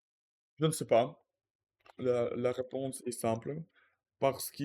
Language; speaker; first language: French; non-native, learner; Russian